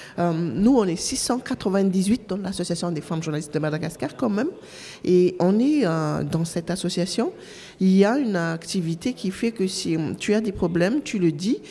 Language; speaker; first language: French; non-native, local second language; Malagasy